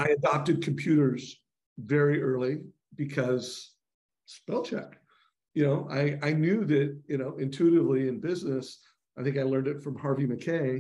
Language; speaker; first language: English; native; English